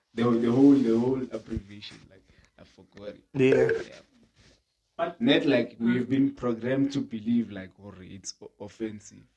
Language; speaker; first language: English; non-native, local second language; Northern Sotho